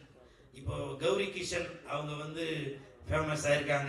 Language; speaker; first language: Tamil; native; Tamil